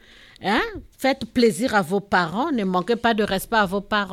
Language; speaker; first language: French; non-native, local second language; Lingala